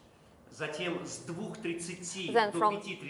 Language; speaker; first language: Russian; native; Russian